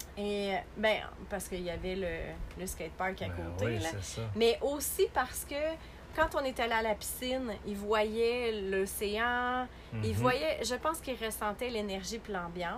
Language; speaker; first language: French; native; French